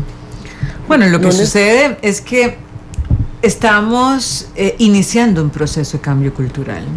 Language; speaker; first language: Spanish; native; Spanish